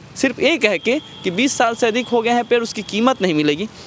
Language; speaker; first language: Hindi; native; Hindi